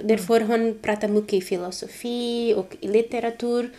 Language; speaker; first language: Swedish; non-native, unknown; Portuguese